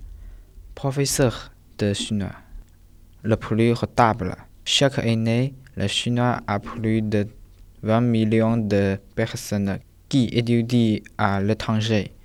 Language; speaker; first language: French; non-native, learner; Chinese